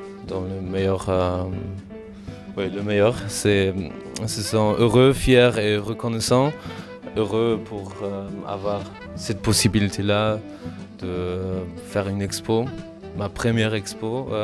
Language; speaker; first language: French; non-native, fluent; German